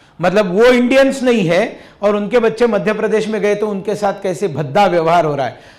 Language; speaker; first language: Hindi; non-native, local second language; Marathi